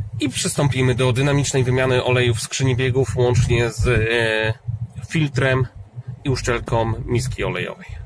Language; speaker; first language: Polish; native; Polish